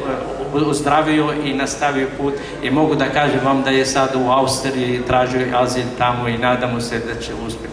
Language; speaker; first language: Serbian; non-native, fluent; Arabic